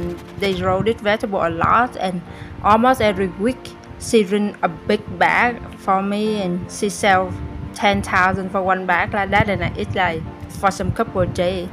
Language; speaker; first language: English; non-native, learner; Vietnamese